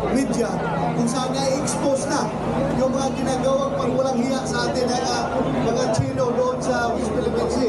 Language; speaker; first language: Filipino; non-native, local second language; Cebuano